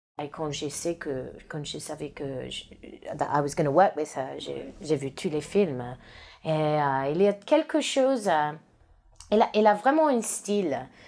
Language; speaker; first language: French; non-native, learner; English